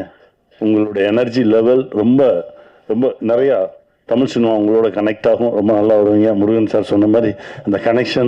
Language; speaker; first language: Tamil; native; Tamil